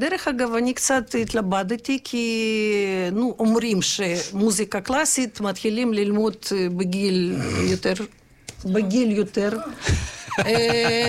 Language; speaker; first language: Hebrew; non-native, fluent; Ukrainian